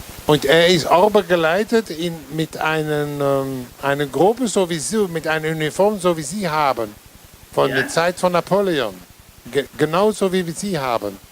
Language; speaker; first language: German; non-native, fluent; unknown